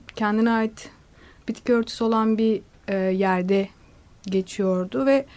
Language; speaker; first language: Turkish; native; Turkish